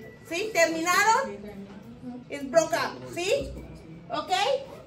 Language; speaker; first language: English; non-native, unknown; Spanish